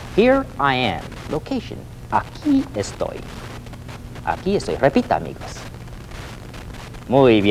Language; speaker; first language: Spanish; non-native, fluent; English